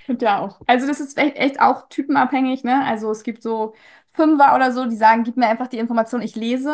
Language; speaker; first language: German; native; German